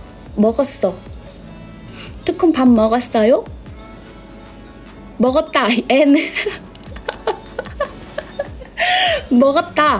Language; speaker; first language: Korean; non-native, learner; Thai